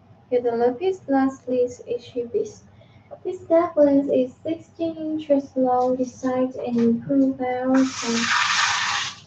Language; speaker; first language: English; non-native, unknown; Chinese